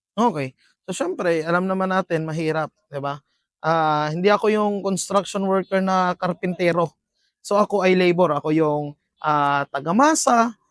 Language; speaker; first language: Filipino; non-native, local second language; Iloko